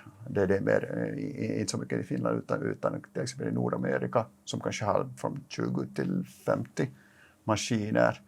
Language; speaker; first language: Swedish; non-native, local second language; Finnish